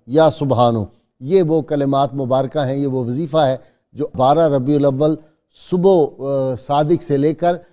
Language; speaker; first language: Urdu; native; Urdu